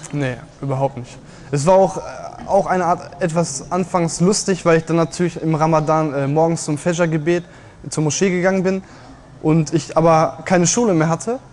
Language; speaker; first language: German; native; German